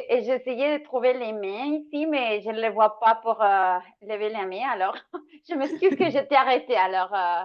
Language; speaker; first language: French; non-native, fluent; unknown